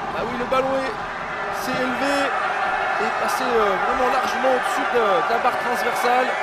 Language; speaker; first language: French; native; French